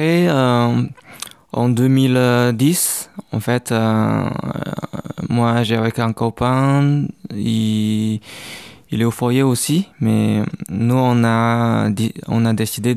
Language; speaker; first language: French; non-native, learner; Chinese